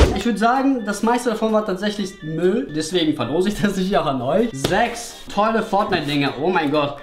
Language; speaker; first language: German; early bilingual, other home language; Russian